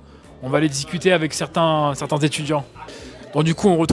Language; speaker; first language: French; native; French